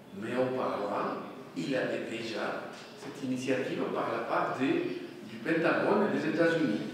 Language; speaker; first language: French; non-native, fluent; Spanish